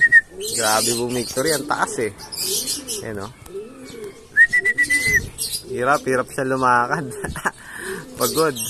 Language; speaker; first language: Filipino; native; Filipino